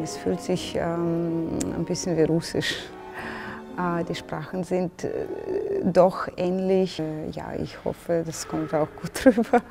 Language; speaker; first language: German; non-native, fluent; Russian